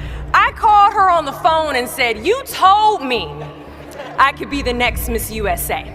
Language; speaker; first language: English; native; English